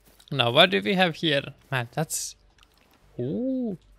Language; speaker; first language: English; non-native, fluent; Finnish